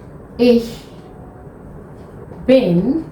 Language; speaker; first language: German; non-native, fluent; Hindi